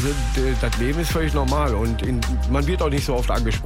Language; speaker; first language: German; native; German